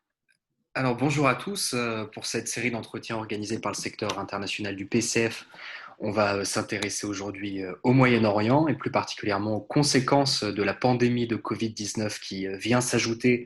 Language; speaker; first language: French; native; French